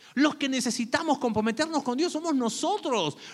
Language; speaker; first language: Spanish; native; Spanish